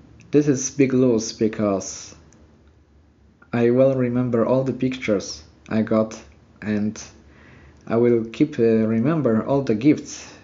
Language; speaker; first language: English; non-native, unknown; Polish